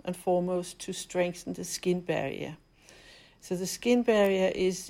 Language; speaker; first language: English; non-native, fluent; Danish